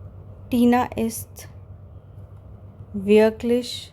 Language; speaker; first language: German; non-native, fluent; Hindi